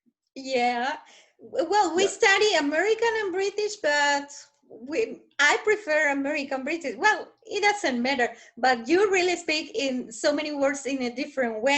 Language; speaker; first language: English; non-native, fluent; Spanish